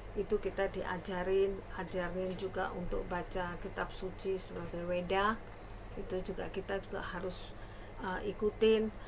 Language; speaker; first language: Indonesian; early bilingual, other home language; Sindhi